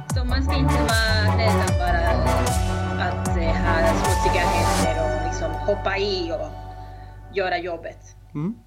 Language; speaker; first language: Swedish; non-native, fluent; Spanish